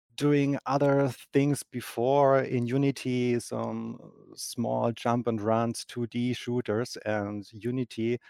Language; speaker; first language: English; non-native, fluent; German